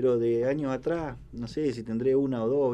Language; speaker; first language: Spanish; native; Spanish